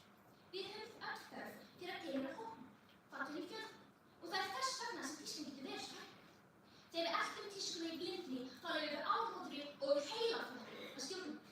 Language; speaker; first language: Icelandic; native; Icelandic